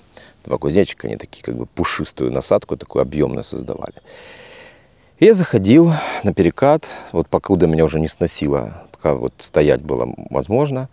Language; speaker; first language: Russian; native; Russian